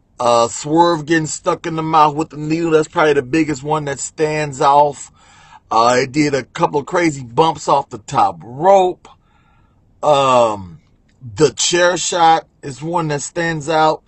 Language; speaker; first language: English; native; English